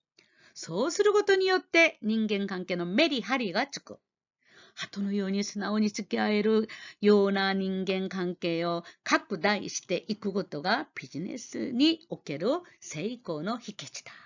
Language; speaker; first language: Japanese; non-native, fluent; Korean